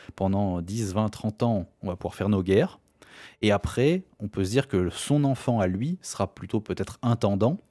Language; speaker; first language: French; native; French